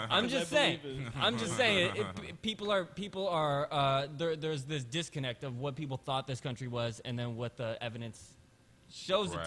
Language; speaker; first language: English; early bilingual, other home language; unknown